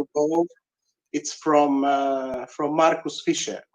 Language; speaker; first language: English; non-native, learner; Hungarian